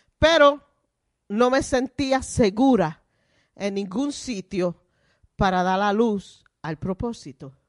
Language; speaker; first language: Spanish; early bilingual, heritage; Spanish